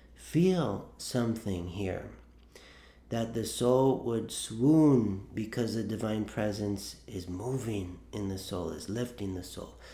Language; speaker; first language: English; native; English